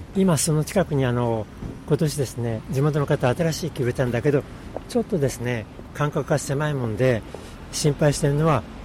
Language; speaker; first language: Japanese; native; Japanese